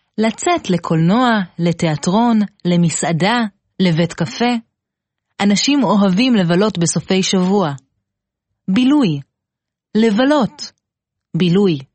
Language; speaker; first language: Hebrew; native; Hebrew